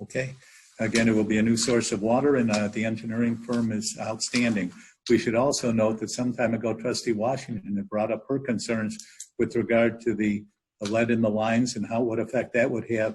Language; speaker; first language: English; native; English